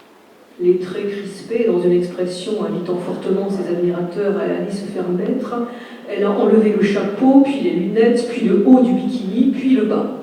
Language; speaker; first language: French; native; French